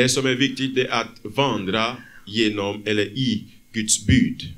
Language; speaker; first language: Swedish; non-native, fluent; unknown